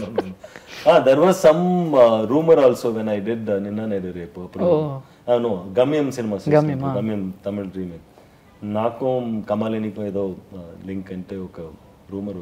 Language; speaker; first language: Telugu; non-native, learner; Tamil